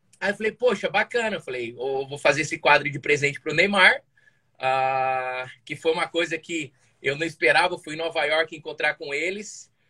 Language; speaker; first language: Portuguese; native; Portuguese